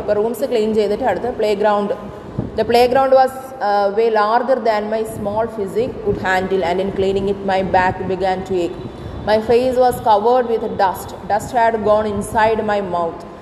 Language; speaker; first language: English; non-native, local second language; Malayalam